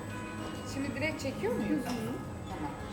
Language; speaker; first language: Turkish; native; Turkish